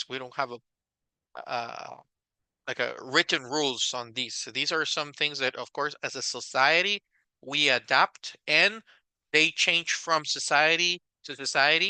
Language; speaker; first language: English; non-native, fluent; Spanish